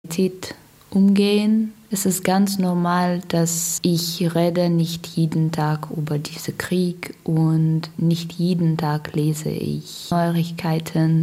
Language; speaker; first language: German; non-native, fluent; Russian